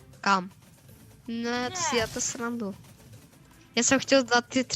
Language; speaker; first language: Czech; early bilingual, other home language; Russian